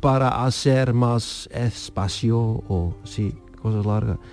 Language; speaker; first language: Spanish; non-native, learner; Dutch